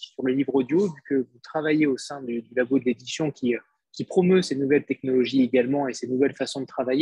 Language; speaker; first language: French; native; French